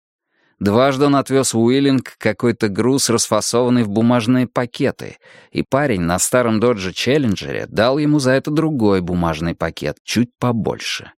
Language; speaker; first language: Russian; native; Russian